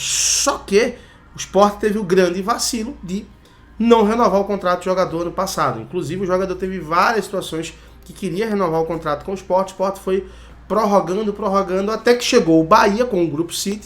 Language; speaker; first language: Portuguese; native; Portuguese